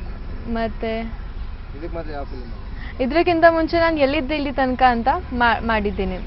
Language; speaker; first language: Kannada; early bilingual, heritage; Kannada